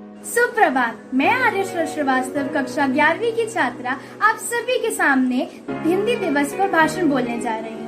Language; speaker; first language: Hindi; native; Hindi